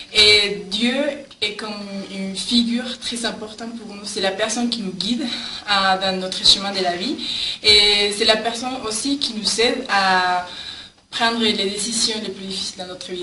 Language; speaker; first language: French; non-native, learner; Spanish